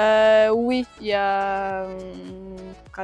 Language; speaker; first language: French; non-native, local second language; Rundi